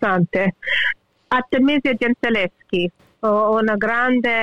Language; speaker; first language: Italian; early bilingual, heritage; English